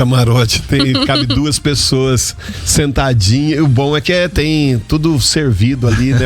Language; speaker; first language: Portuguese; native; Portuguese